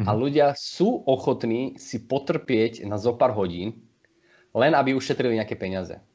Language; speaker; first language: Slovak; early bilingual, heritage; Slovak